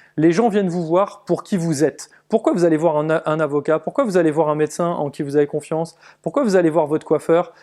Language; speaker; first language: French; native; French